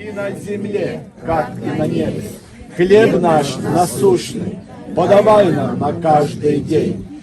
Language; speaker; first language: Ukrainian; non-native, local second language; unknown